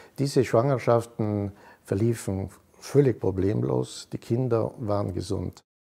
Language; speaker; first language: German; native; German